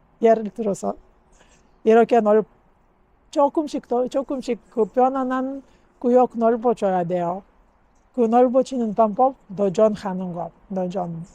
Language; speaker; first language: Korean; non-native, learner; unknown